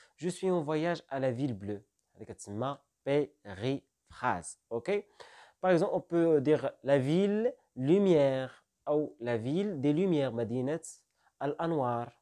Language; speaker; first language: French; non-native, local second language; Arabic